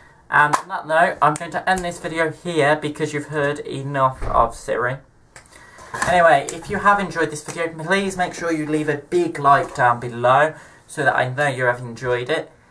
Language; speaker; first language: English; native; English